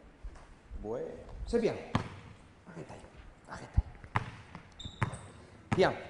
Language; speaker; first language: French; non-native, learner; Spanish